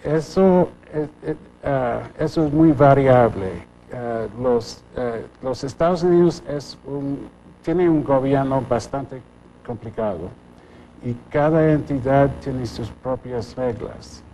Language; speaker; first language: Spanish; non-native, fluent; English